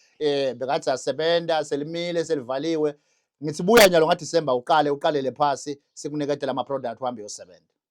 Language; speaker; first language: Zulu; non-native, local second language; Swati